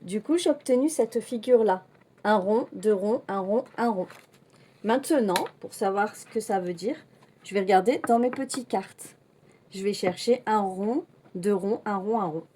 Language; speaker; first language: French; native; French